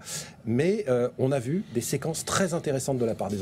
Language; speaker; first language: French; native; French